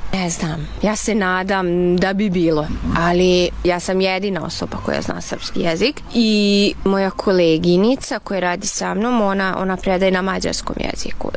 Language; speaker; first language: Serbian; non-native, local second language; Hungarian